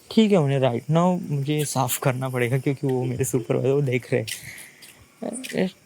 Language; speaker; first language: Hindi; non-native, local second language; Marathi